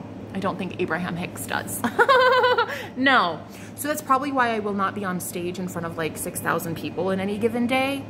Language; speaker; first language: English; native; English